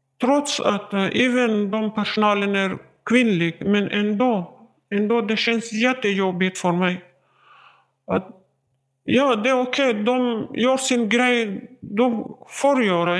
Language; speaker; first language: Swedish; non-native, learner; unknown